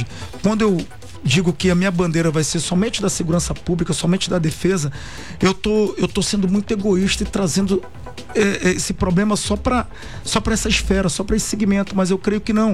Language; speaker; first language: Portuguese; native; Portuguese